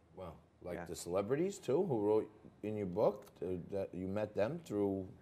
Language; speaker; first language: English; native; English